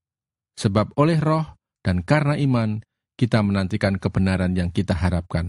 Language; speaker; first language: Indonesian; native; Indonesian